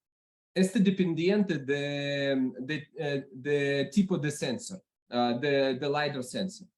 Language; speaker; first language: Spanish; non-native, learner; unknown